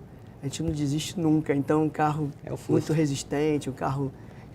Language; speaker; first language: Portuguese; native; Portuguese